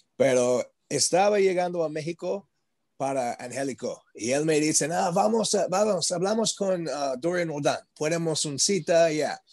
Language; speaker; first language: Spanish; non-native, learner; English